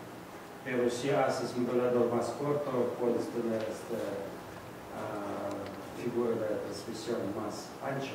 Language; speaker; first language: Spanish; non-native, fluent; Russian